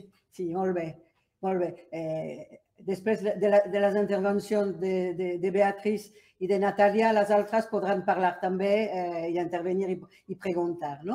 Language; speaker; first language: Catalan; non-native, local second language; Spanish